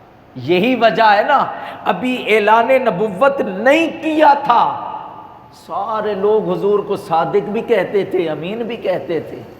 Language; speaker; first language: Urdu; native; Urdu